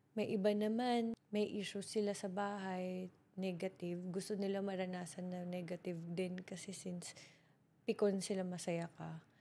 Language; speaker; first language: Filipino; non-native, local second language; English